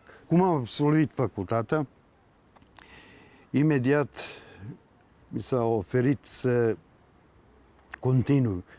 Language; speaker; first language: Romanian; early bilingual, heritage; Serbian